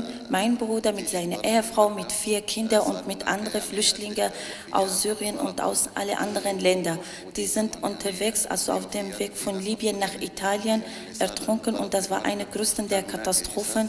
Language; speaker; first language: German; non-native, learner; Arabic